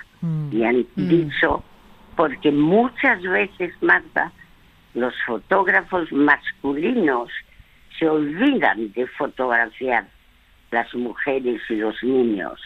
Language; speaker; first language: Spanish; early bilingual, other home language; French